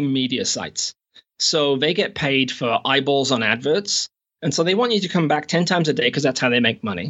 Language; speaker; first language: English; native; English